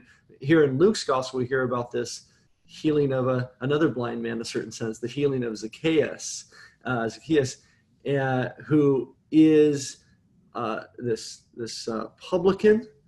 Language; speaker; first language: English; native; English